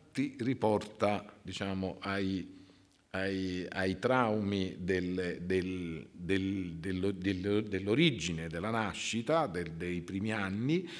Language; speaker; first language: Italian; native; Italian